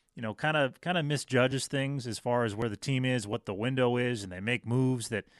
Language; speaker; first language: English; native; English